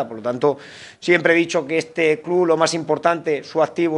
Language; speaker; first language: Spanish; native; Spanish